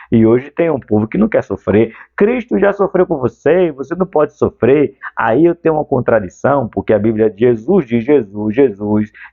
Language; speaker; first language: Portuguese; native; Portuguese